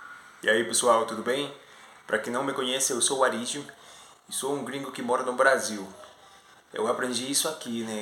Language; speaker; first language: Portuguese; non-native, fluent; Spanish